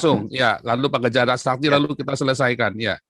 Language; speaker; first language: Indonesian; native; Indonesian